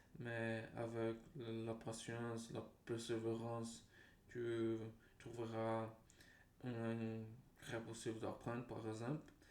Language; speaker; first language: French; non-native, learner; Portuguese